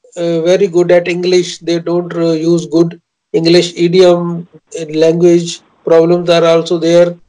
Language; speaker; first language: English; non-native, local second language; Punjabi